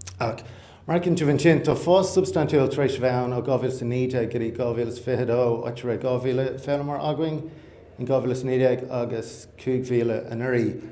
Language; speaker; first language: Irish; non-native, local second language; English